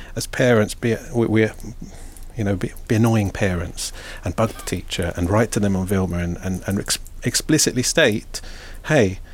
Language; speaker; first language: English; native; English